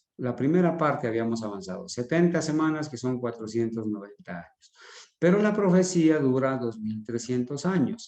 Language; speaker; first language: Spanish; native; Spanish